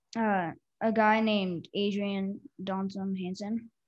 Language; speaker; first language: English; native; English